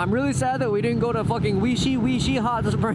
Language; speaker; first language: English; native; English